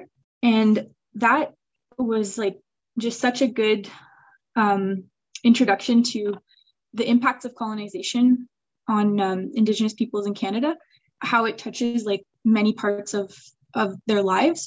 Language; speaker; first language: English; early bilingual, other home language; Swiss German